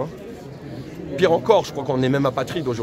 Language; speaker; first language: French; native; French